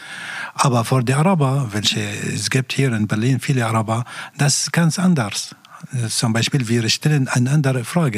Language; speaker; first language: German; non-native, learner; Arabic